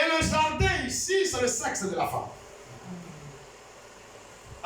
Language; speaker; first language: French; non-native, local second language; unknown